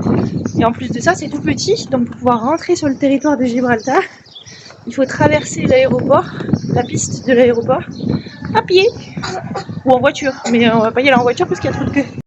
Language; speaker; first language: French; native; French